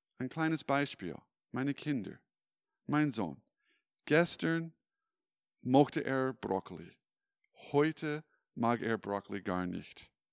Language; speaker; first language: German; non-native, fluent; English